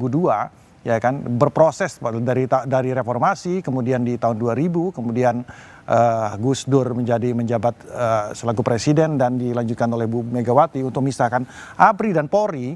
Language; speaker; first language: Indonesian; native; Indonesian